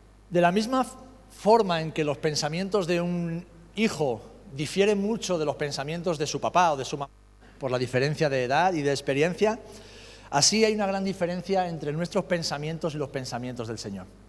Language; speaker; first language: Spanish; native; Spanish